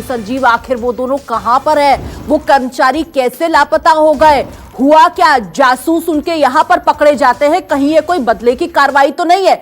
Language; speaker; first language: Hindi; native; Hindi